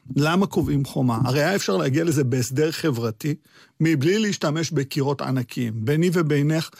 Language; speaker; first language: Hebrew; early bilingual, other home language; Arabic